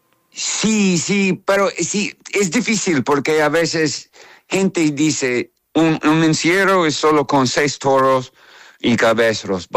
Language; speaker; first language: Spanish; non-native, learner; English